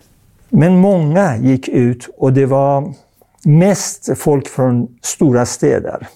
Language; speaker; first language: Swedish; non-native, fluent; Persian